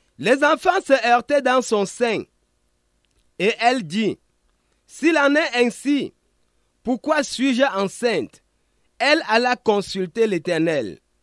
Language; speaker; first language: French; non-native, local second language; Ghomala